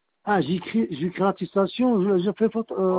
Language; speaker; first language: French; non-native, fluent; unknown